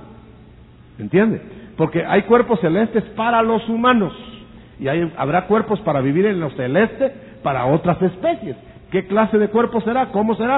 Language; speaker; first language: Spanish; native; Spanish